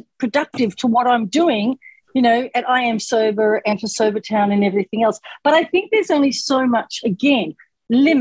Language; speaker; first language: English; native; English